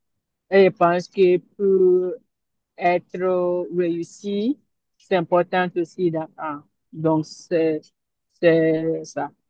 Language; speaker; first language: French; non-native, learner; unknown